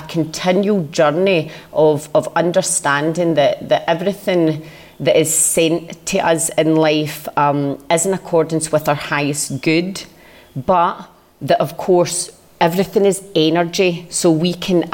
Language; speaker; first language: English; native; English